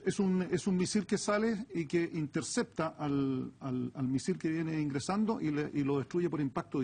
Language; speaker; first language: Spanish; native; Spanish